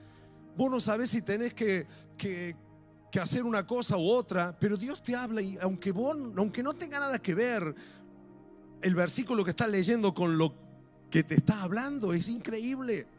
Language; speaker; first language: Spanish; native; Spanish